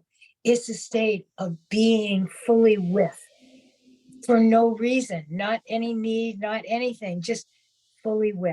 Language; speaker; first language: English; native; English